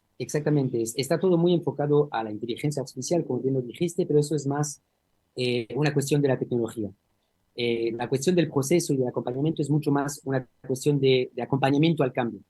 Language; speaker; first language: Spanish; early bilingual, heritage; Spanish